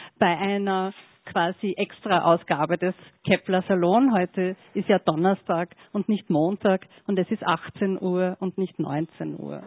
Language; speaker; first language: German; native; German